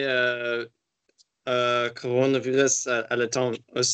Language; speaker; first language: French; non-native, learner; English